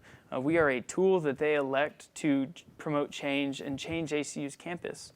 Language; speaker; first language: English; native; English